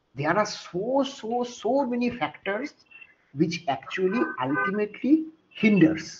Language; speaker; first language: English; non-native, local second language; Bangla